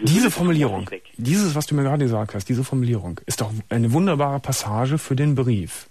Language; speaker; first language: German; native; German